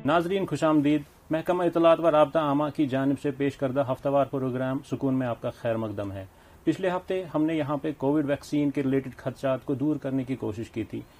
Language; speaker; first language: Hindi; non-native, local second language; Kashmiri